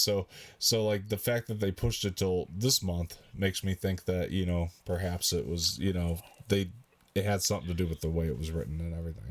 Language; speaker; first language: English; native; English